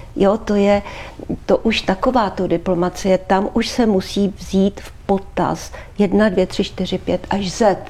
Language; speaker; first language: Czech; native; Czech